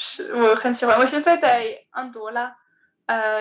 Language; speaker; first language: Chinese; non-native, learner; French